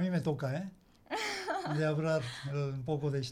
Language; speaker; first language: Spanish; non-native, learner; Japanese